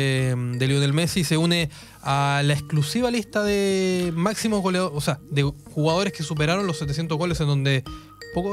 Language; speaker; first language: Spanish; native; Spanish